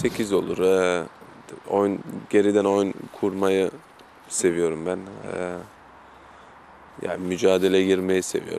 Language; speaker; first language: Turkish; early bilingual, heritage; German